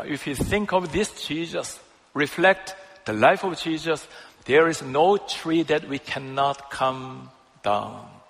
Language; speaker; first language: English; non-native, fluent; Korean